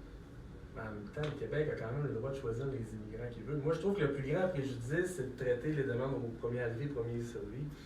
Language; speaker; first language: French; native; French